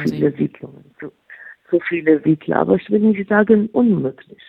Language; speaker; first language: German; non-native, fluent; Arabic